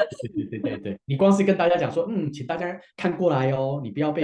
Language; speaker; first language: Chinese; native; Chinese